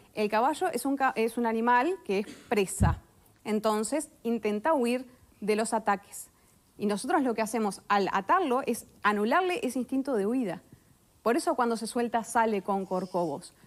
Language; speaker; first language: Spanish; native; Spanish